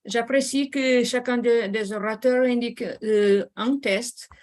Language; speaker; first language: French; non-native, learner; Portuguese